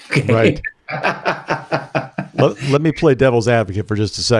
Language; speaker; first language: English; native; English